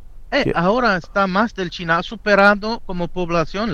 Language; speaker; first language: Spanish; non-native, fluent; Italian